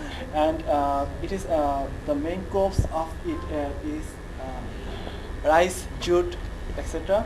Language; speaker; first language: English; non-native, learner; Bangla